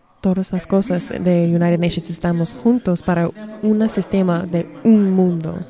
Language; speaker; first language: Spanish; non-native, learner; English